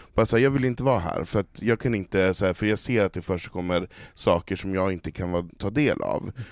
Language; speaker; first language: Swedish; native; Swedish